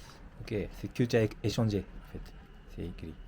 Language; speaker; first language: French; non-native, learner; Japanese